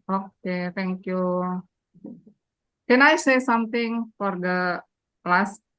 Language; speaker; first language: English; non-native, learner; Indonesian